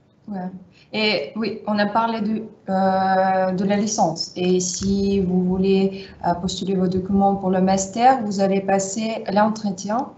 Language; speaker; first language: French; non-native, fluent; Russian